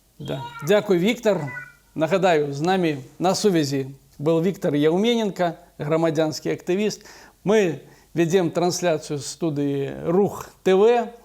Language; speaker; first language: Belarusian; non-native, local second language; Russian